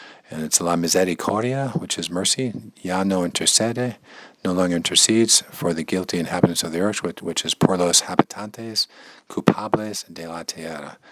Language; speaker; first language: English; native; English